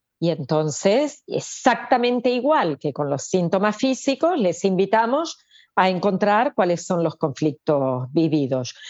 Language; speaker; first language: Spanish; native; Spanish